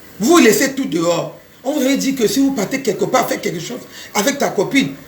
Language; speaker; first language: French; non-native, local second language; Lingala